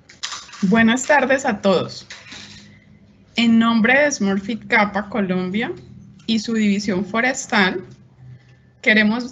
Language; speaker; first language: Spanish; native; Spanish